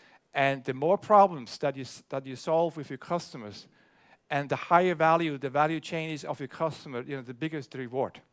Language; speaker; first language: English; non-native, fluent; German